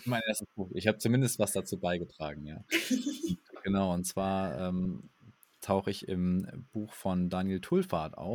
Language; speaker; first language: German; native; German